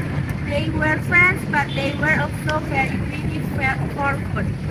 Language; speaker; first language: English; non-native, learner; Indonesian